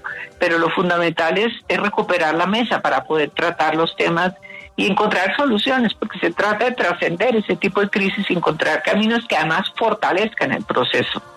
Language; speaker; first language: Spanish; native; Spanish